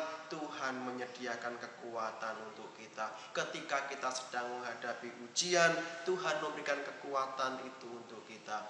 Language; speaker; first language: Indonesian; native; Indonesian